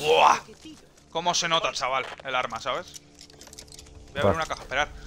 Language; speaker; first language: Spanish; native; Spanish